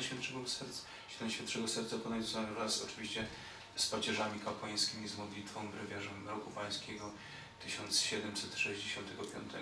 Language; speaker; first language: Polish; native; Polish